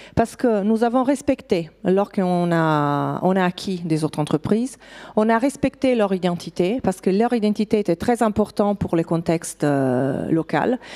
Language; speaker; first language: French; non-native, fluent; Italian